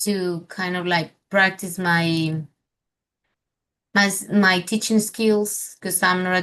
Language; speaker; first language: English; non-native, fluent; Spanish